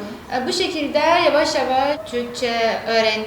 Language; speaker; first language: Turkish; non-native, learner; Persian